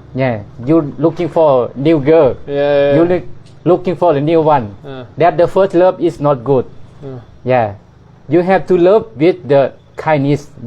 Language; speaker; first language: English; non-native, learner; Thai